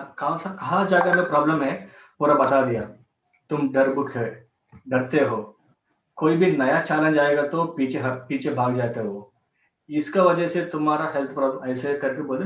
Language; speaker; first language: Hindi; non-native, local second language; Telugu